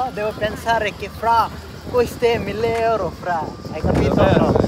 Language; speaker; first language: Italian; non-native, learner; Bangla